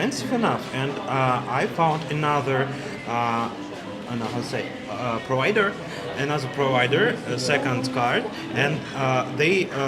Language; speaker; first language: English; non-native, learner; Russian